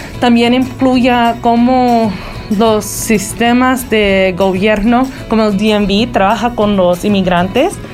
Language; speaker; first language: Spanish; early bilingual, heritage; Spanish